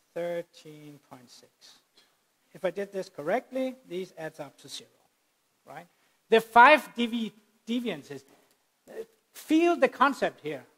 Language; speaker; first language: English; non-native, fluent; Danish